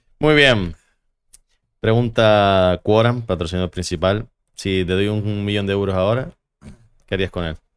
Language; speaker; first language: Spanish; native; Spanish